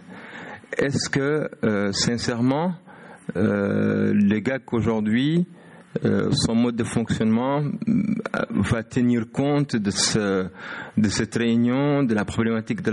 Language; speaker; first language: French; non-native, local second language; Arabic